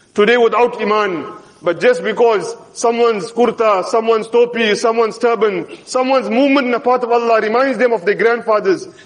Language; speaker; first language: English; native; English